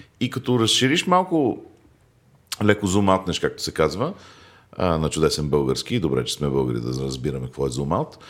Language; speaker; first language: Bulgarian; native; Bulgarian